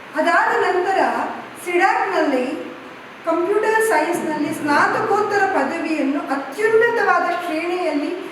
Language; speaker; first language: Kannada; native; Kannada